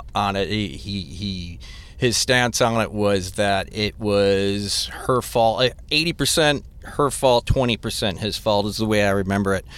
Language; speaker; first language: English; native; English